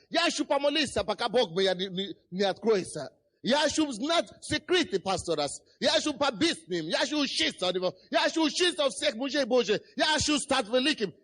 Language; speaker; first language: Russian; non-native, fluent; Yoruba